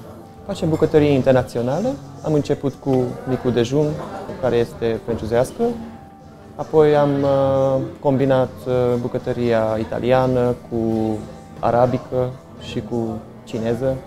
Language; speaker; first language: Romanian; non-native, local second language; Hungarian